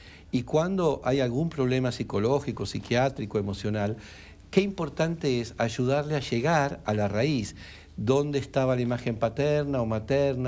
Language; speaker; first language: Spanish; native; Spanish